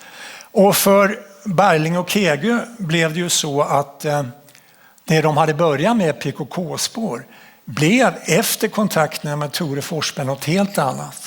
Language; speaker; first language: Swedish; native; Swedish